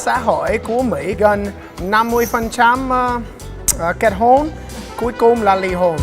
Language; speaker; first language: Vietnamese; non-native, learner; English